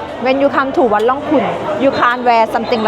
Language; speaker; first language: English; non-native, learner; Thai